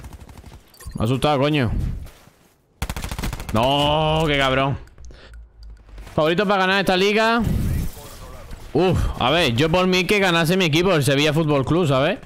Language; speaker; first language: Spanish; native; Spanish